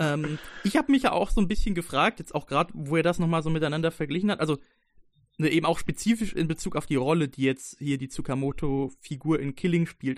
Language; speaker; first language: German; native; German